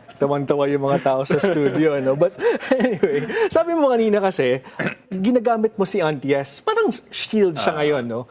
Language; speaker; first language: Filipino; native; Filipino